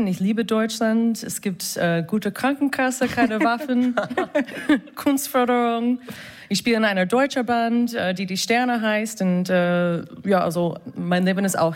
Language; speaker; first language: German; non-native, fluent; English